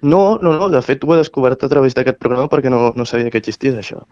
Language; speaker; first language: Catalan; native; Catalan